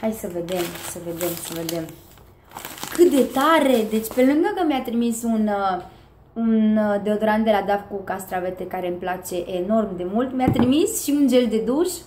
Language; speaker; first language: Romanian; early bilingual, heritage; Romanian